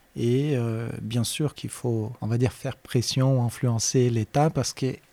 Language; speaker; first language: French; non-native, fluent; Portuguese